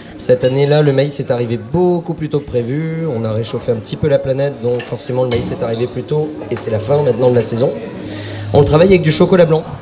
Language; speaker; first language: French; native; French